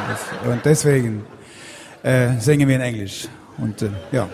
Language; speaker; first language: German; non-native, fluent; Swedish